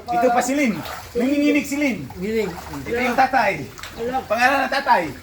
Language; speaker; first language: Filipino; non-native, local second language; Cebuano